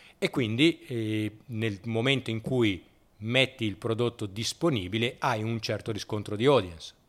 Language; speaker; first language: Italian; native; Italian